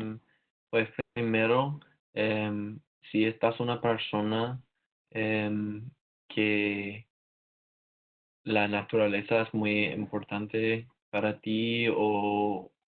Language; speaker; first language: Spanish; non-native, learner; English